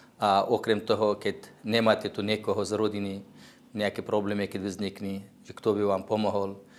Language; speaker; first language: Slovak; non-native, fluent; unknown